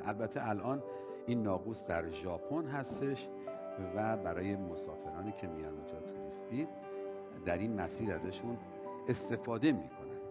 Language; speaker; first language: Persian; native; Persian